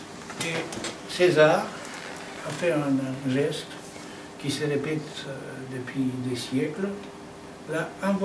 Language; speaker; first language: French; non-native, fluent; Romanian